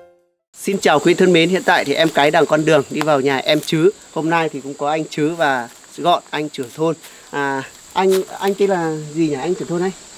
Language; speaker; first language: Vietnamese; native; Vietnamese